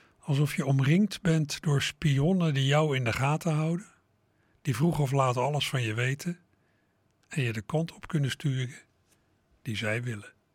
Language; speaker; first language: Dutch; native; Dutch